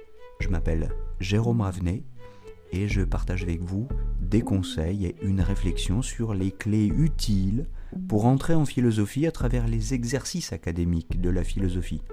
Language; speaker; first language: French; native; French